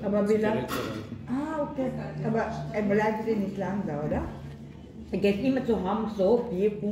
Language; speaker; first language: German; non-native, learner; Filipino